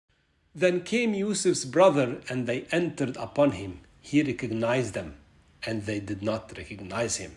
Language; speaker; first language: English; non-native, fluent; Arabic